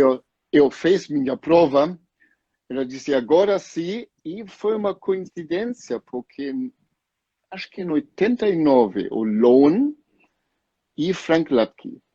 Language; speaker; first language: Portuguese; non-native, fluent; German